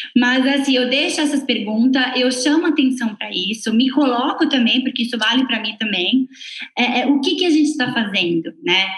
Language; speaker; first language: Portuguese; non-native, fluent; Italian